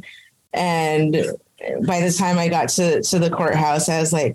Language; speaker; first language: English; native; English